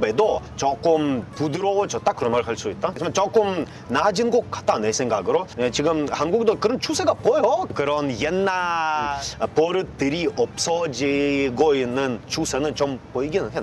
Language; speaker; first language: Korean; non-native, fluent; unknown